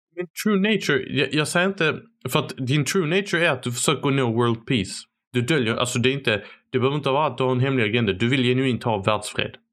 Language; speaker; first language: Swedish; early bilingual, other home language; Arabic